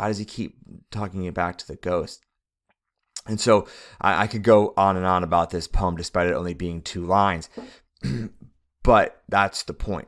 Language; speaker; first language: English; native; English